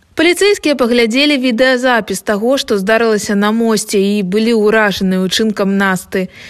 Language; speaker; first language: Belarusian; native; Belarusian